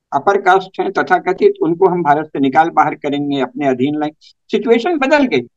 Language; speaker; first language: Hindi; native; Hindi